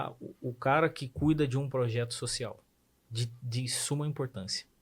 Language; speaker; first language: Portuguese; native; Portuguese